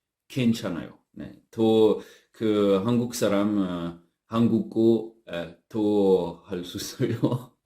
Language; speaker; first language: Korean; non-native, learner; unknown